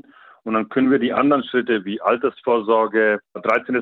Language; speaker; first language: German; native; German